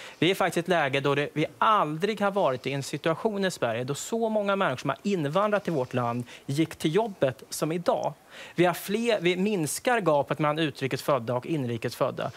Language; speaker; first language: Swedish; native; Swedish